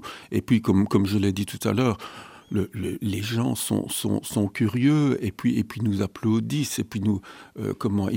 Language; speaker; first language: French; native; French